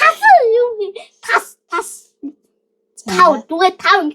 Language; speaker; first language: Korean; non-native, learner; Mongolian